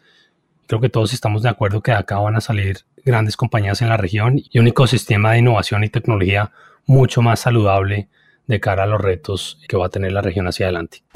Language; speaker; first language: Spanish; native; Spanish